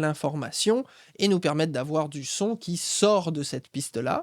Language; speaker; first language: French; native; French